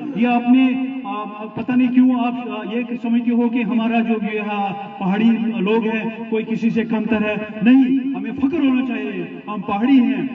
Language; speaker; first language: Urdu; non-native, local second language; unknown